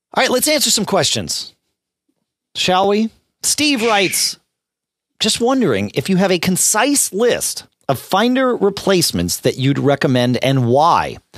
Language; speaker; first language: English; native; English